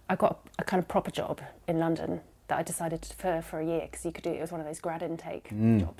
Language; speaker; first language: English; native; English